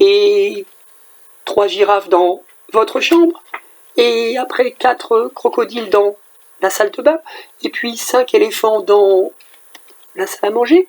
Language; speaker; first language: French; native; French